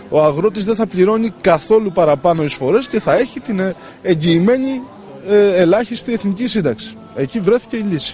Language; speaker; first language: Greek; native; Greek